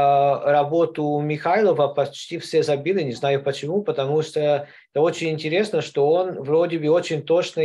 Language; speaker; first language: Russian; non-native, learner; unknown